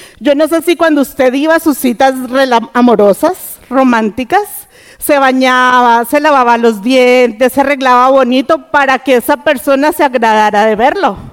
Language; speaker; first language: Spanish; native; Spanish